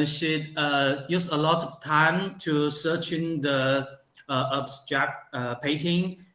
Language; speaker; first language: English; non-native, learner; Chinese